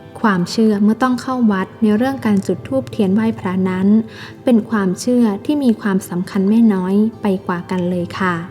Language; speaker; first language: Thai; native; Thai